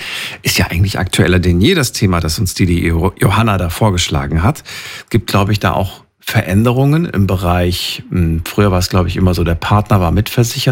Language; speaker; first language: German; native; German